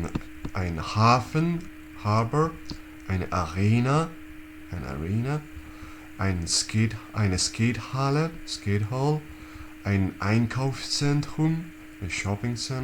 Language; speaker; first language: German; non-native, fluent; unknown